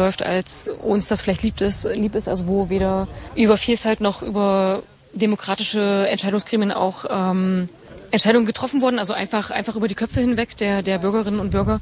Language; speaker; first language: German; native; German